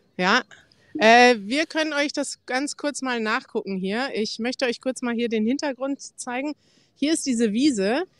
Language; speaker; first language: German; native; German